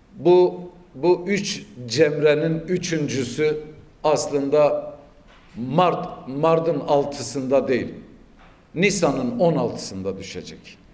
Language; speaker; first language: Turkish; native; Turkish